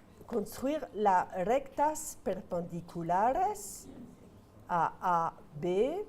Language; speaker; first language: Spanish; non-native, fluent; French